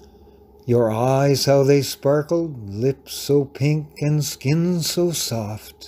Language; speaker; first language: English; native; English